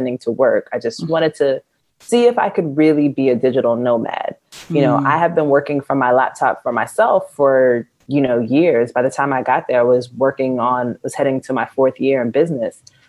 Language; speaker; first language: English; native; English